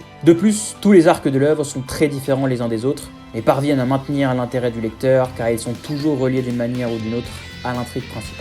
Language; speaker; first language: French; native; French